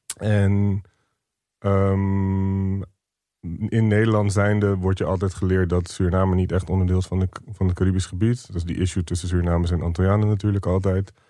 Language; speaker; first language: Dutch; native; Dutch